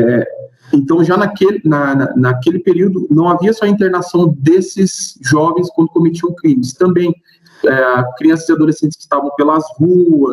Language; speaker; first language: Portuguese; native; Portuguese